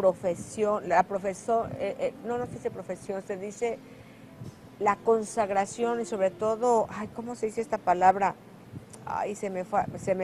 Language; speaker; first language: Spanish; native; Spanish